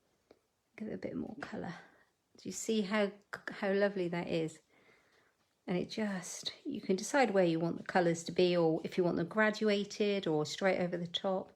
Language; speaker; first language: English; native; English